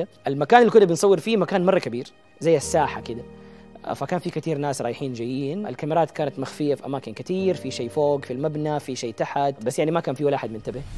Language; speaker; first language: Arabic; native; Arabic